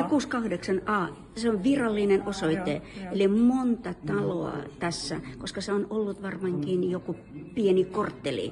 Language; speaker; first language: Finnish; non-native, fluent; Russian